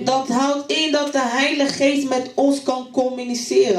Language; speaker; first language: Dutch; non-native, fluent; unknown